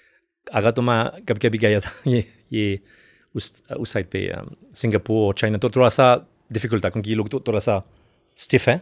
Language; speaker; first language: Hindi; non-native, fluent; French